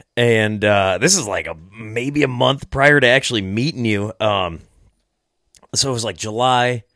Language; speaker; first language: English; native; English